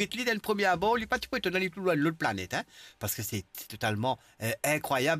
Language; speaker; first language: French; non-native, local second language; Morisyen